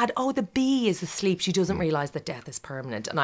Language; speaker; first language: English; native; English